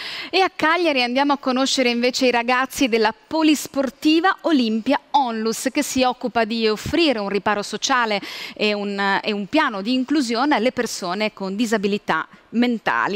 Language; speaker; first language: Italian; native; Italian